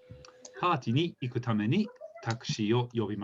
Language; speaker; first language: Japanese; non-native, fluent; English